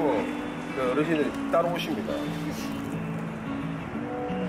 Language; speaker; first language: Korean; native; Korean